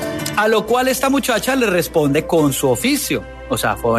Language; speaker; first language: Spanish; native; Spanish